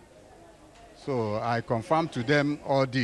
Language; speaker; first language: English; non-native, local second language; Igbo